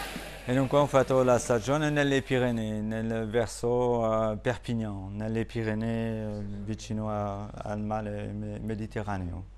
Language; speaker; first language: Italian; non-native, fluent; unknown